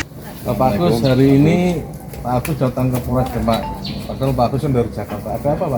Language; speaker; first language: Indonesian; native; Indonesian